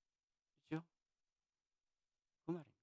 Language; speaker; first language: Korean; native; Korean